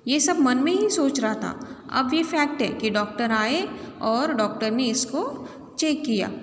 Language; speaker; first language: Hindi; non-native, local second language; Marathi